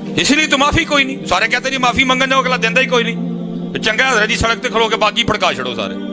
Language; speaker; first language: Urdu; non-native, local second language; Punjabi